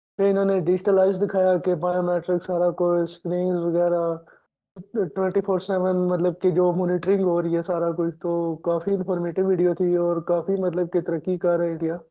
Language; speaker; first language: Urdu; non-native, local second language; Punjabi